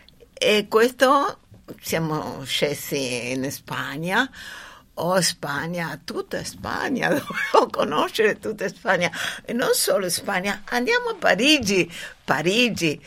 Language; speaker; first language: Italian; non-native, fluent; Spanish